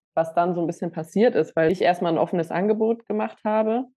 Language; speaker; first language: German; native; German